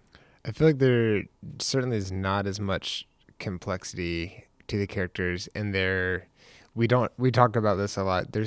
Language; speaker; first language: English; native; English